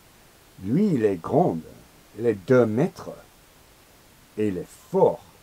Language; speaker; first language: French; non-native, learner; English